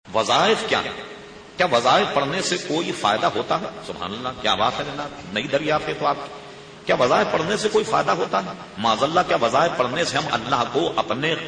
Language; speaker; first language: Urdu; native; Urdu